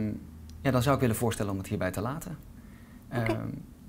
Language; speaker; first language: Dutch; native; Dutch